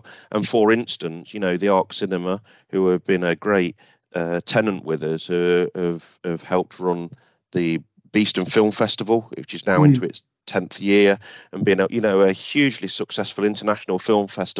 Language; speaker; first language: English; native; English